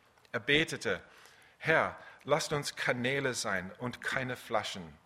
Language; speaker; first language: German; early bilingual, other home language; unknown